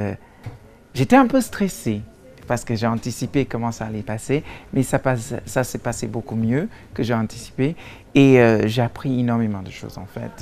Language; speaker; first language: French; non-native, fluent; English